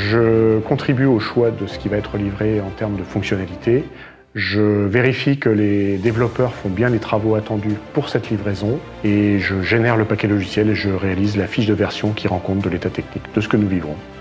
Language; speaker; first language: French; native; French